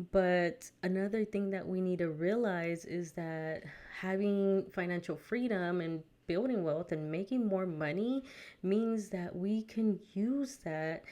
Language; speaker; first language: English; early bilingual, other home language; Spanish